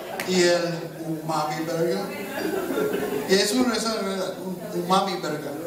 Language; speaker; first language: Spanish; non-native, fluent; English